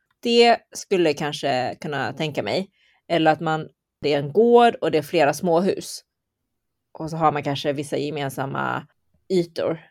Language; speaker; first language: Swedish; early bilingual, other home language; Chinese